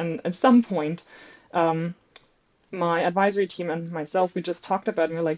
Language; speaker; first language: English; non-native, fluent; German